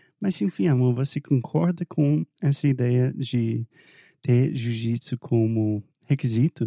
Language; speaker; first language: Portuguese; non-native, fluent; English